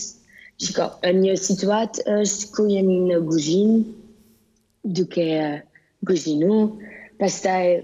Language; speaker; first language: Albanian; early bilingual, heritage; Albanian